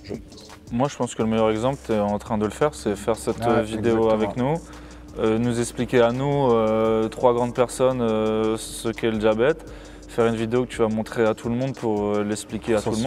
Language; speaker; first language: French; native; French